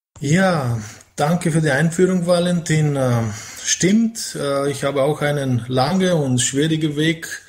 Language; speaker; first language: German; non-native, fluent; Romanian